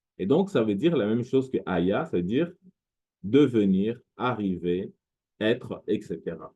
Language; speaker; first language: French; non-native, local second language; Lingala